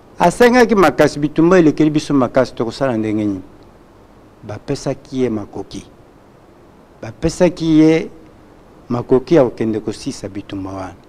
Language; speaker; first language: Lingala; non-native, local second language; Luba-Lulua